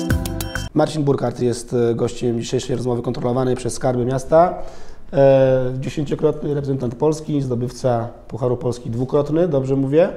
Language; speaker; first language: Polish; native; Polish